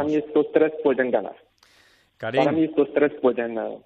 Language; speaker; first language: Spanish; non-native, learner; Arabic